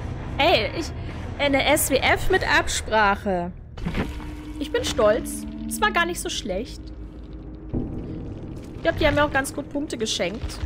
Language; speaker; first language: German; native; German